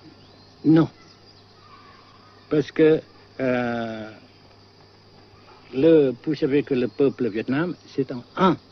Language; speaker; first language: French; non-native, fluent; Vietnamese